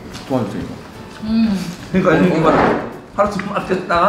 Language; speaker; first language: Indonesian; non-native, learner; Korean